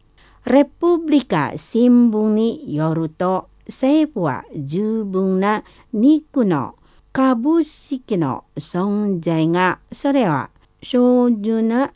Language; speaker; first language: Japanese; non-native, learner; Indonesian